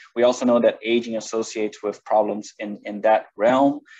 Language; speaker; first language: English; non-native, fluent; Portuguese